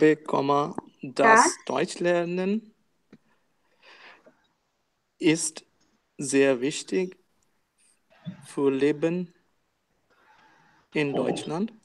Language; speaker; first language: German; non-native, learner; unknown